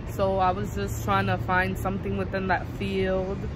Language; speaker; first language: English; native; English